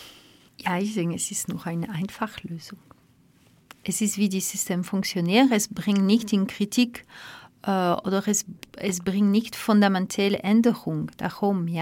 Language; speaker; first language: German; non-native, fluent; French